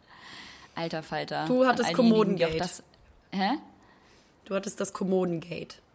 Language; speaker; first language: German; native; German